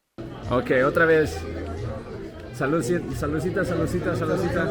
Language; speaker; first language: Spanish; early bilingual, heritage; English